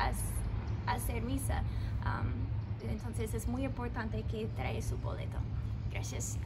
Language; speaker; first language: Spanish; non-native, learner; English